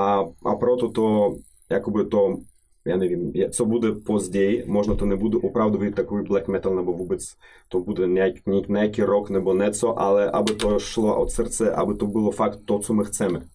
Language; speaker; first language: Czech; non-native, learner; Russian